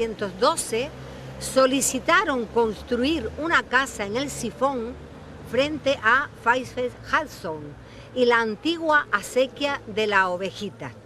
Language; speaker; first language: Spanish; native; Spanish